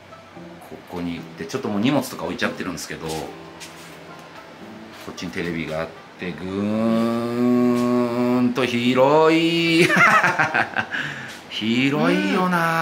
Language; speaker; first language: Japanese; native; Japanese